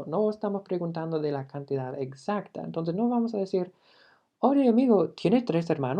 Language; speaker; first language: Spanish; non-native, fluent; English